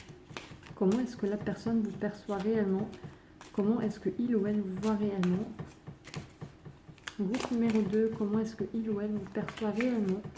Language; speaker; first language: French; native; French